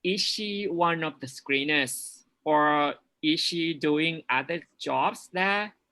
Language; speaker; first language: English; non-native, fluent; Thai